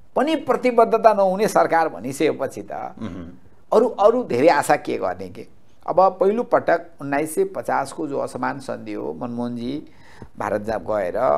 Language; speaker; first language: Nepali; native; Nepali